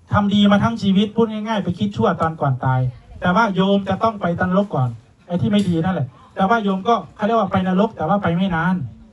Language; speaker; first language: Thai; native; Thai